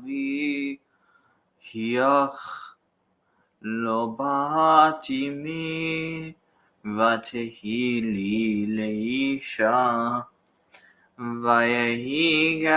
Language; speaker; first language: Hebrew; non-native, learner; English